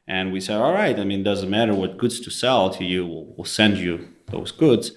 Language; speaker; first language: English; non-native, fluent; Russian